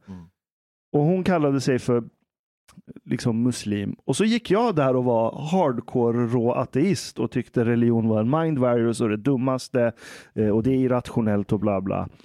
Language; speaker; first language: Swedish; early bilingual, other home language; Persian